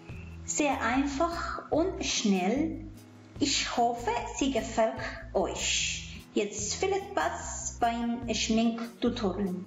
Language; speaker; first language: German; non-native, fluent; Spanish